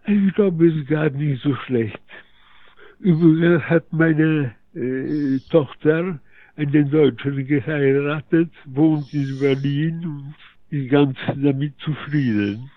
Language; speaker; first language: German; non-native, fluent; Polish